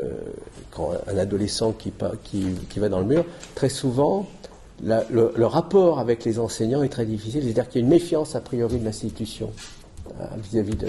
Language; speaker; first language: French; native; French